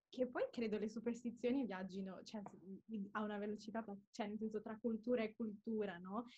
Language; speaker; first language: Italian; early bilingual, other home language; Tamil